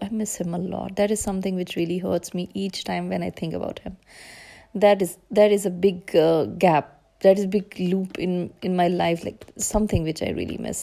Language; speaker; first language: English; non-native, local second language; Urdu